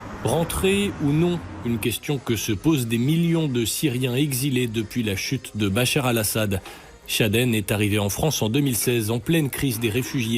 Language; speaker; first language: French; native; French